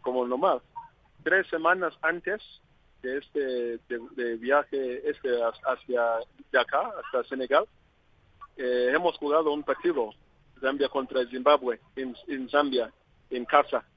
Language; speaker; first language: Spanish; non-native, learner; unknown